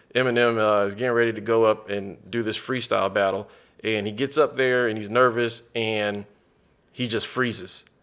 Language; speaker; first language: English; native; English